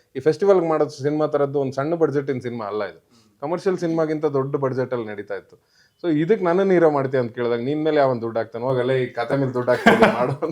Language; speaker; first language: Kannada; native; Kannada